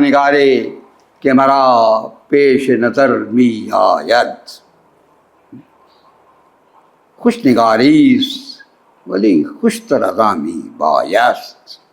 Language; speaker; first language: Persian; non-native, fluent; Urdu